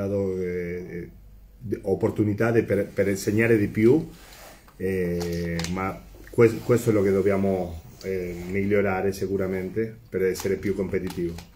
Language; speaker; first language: Italian; non-native, fluent; Spanish